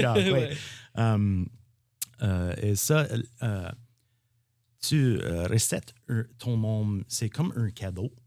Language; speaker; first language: French; non-native, learner; English